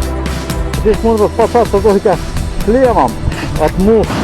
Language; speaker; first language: Russian; native; Russian